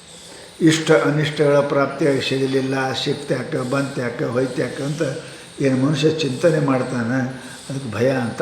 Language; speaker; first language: Kannada; native; Kannada